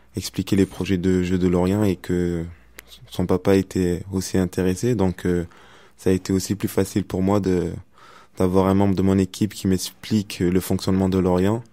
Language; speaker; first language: French; native; French